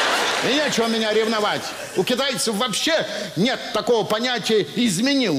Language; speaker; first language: Russian; native; Russian